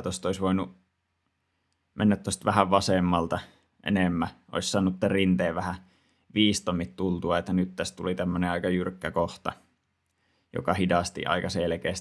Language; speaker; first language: Finnish; native; Finnish